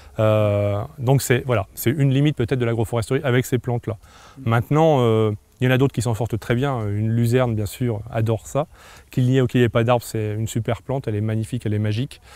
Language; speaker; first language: French; native; French